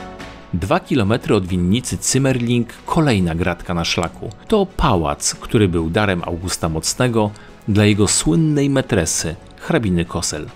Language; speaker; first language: Polish; native; Polish